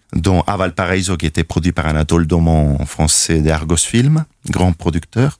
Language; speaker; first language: French; non-native, fluent; Spanish